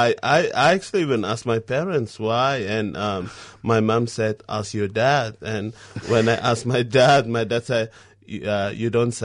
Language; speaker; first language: English; non-native, fluent; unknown